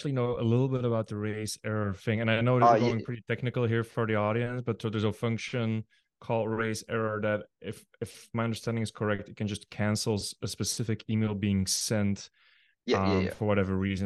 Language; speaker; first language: English; non-native, fluent; Dutch